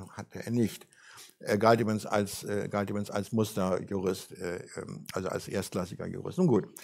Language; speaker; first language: German; native; German